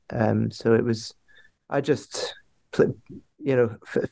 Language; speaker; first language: English; native; English